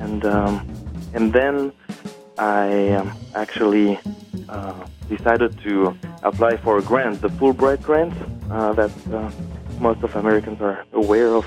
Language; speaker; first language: English; non-native, fluent; French